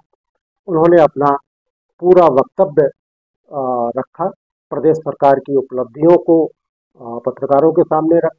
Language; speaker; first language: Hindi; native; Hindi